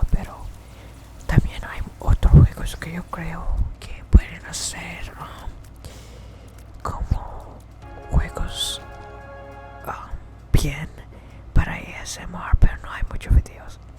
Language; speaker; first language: Spanish; early bilingual, heritage; English